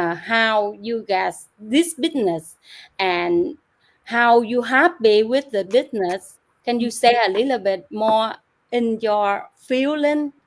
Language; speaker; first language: English; non-native, learner; Vietnamese